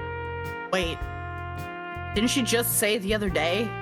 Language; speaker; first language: English; native; English